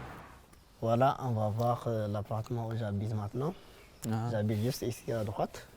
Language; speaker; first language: French; non-native, fluent; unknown